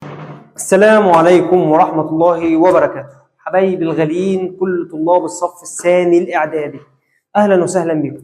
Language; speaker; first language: Arabic; native; Arabic